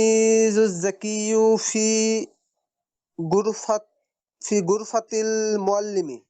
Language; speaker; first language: Arabic; non-native, learner; Bangla